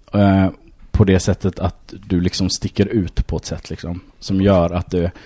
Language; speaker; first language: Swedish; early bilingual, other home language; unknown